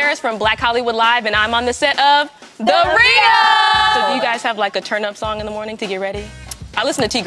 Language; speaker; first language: English; native; English